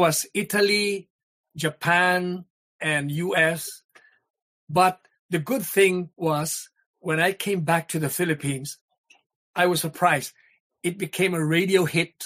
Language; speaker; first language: English; non-native, local second language; Hiligaynon